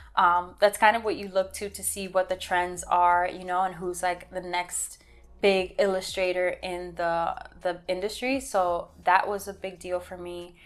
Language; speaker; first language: English; native; English